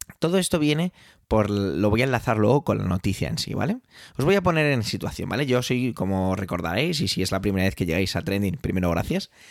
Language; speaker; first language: Spanish; early bilingual, other home language; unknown